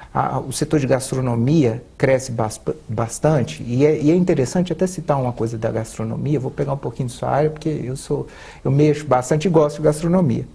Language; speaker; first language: Portuguese; native; Portuguese